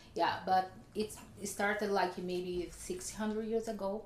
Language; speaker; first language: English; non-native, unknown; Portuguese